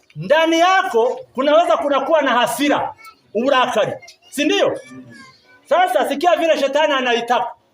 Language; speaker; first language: Swahili; non-native, local second language; Kinyarwanda